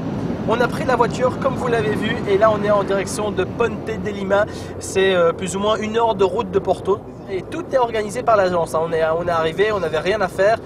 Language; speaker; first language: French; native; French